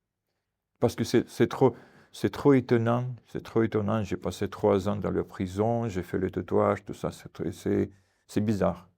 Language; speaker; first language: French; non-native, fluent; Russian